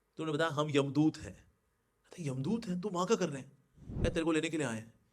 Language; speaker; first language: Hindi; native; Hindi